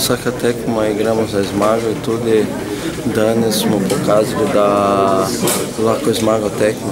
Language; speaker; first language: Slovenian; non-native, learner; Portuguese